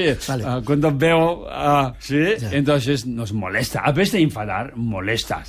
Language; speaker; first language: Spanish; non-native, learner; Tibetan